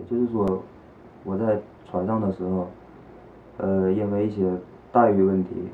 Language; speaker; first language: Chinese; native; Chinese